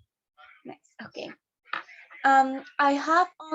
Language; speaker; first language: English; non-native, learner; Spanish